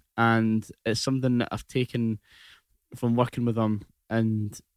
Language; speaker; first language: English; native; English